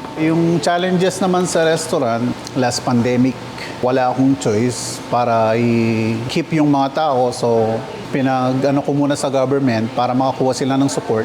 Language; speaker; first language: Filipino; non-native, local second language; Pampanga